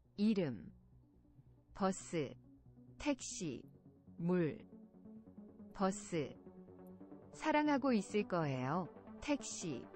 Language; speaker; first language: Korean; non-native, learner; English